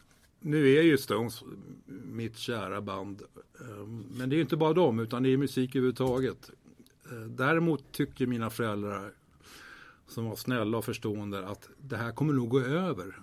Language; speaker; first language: Swedish; native; Swedish